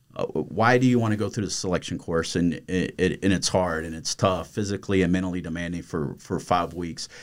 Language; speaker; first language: English; native; English